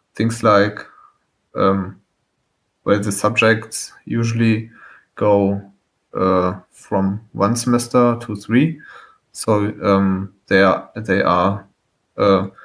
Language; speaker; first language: English; non-native, fluent; German